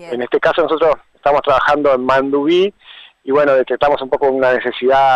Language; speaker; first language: Spanish; native; Spanish